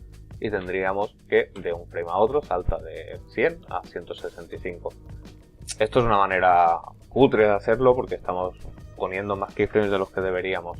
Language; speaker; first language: Spanish; native; Spanish